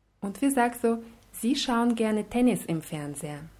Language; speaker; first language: German; non-native, fluent; Russian